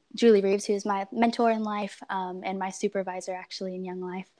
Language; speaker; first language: English; native; English